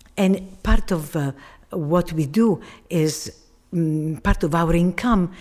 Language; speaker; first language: English; non-native, fluent; Italian